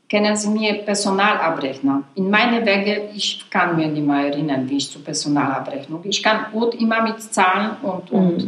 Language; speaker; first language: German; non-native, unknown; Polish